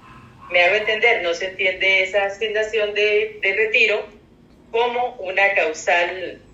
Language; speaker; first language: Spanish; native; Spanish